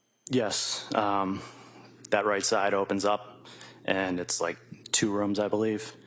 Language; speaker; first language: English; native; English